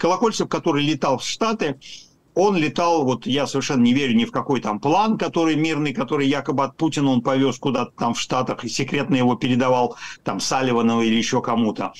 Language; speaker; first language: Russian; native; Russian